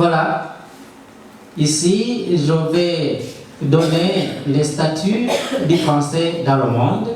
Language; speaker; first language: French; non-native, local second language; Rundi